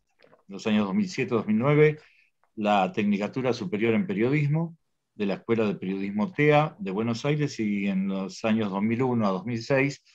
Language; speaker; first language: Spanish; native; Spanish